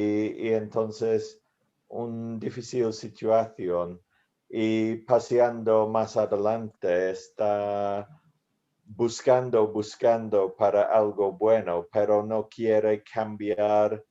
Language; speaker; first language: Spanish; non-native, learner; English